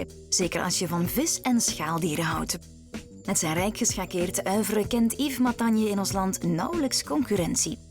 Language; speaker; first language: Dutch; native; Dutch